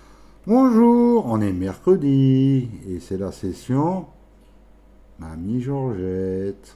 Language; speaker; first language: French; native; French